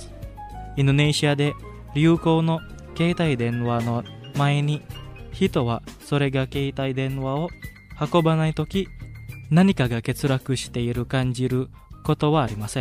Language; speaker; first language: Japanese; non-native, learner; Indonesian